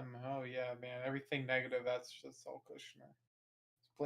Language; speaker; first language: English; native; English